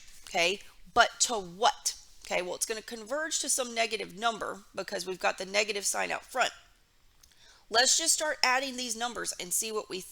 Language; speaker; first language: English; native; English